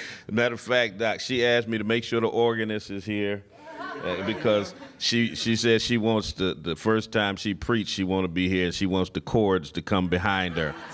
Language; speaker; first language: English; native; English